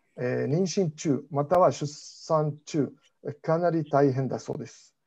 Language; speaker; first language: Japanese; non-native, fluent; Arabic